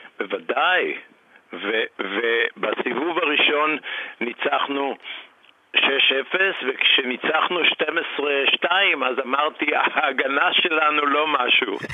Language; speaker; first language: Hebrew; early bilingual, other home language; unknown